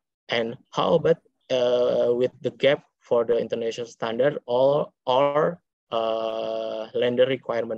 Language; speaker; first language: English; non-native, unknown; Indonesian